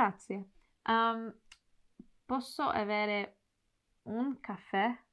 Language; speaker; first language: Italian; non-native, learner; English